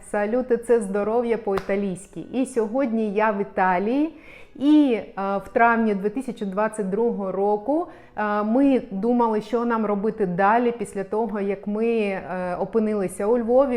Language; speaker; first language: Ukrainian; non-native, local second language; Russian